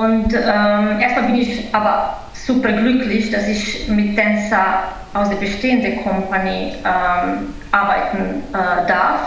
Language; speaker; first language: German; non-native, fluent; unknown